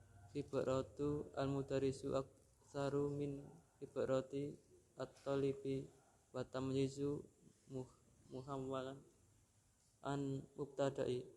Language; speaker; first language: Arabic; non-native, learner; Indonesian